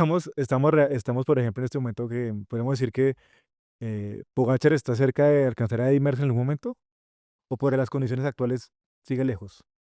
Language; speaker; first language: Spanish; native; Spanish